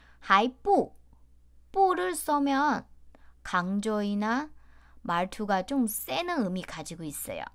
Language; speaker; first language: Korean; non-native, fluent; Chinese